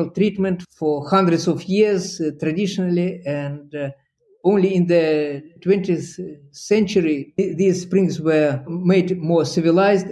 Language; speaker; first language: English; non-native, fluent; Russian